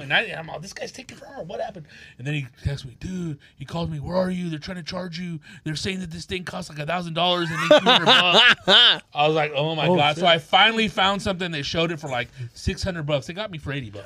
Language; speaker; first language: English; early bilingual, other home language; Spanish